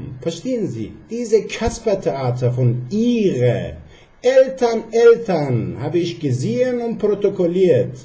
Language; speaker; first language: German; non-native, fluent; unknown